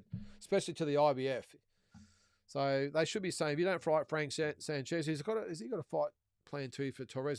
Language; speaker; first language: English; native; English